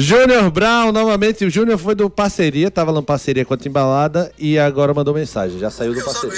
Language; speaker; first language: Portuguese; native; Portuguese